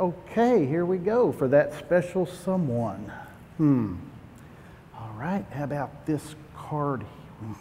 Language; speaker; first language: English; native; English